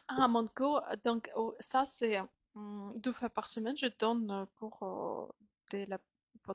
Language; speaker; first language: French; non-native, fluent; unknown